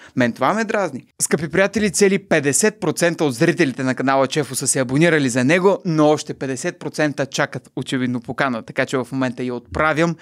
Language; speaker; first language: Bulgarian; native; Bulgarian